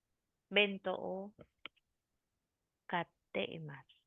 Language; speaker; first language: Japanese; non-native, learner; Filipino